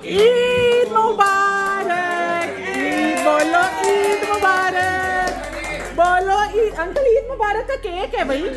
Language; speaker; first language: Urdu; native; Urdu